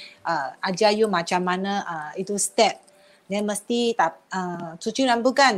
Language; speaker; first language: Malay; non-native, local second language; Chinese